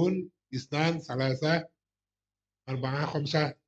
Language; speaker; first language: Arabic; non-native, fluent; Indonesian